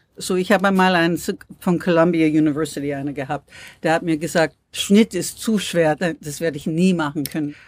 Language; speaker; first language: German; non-native, fluent; English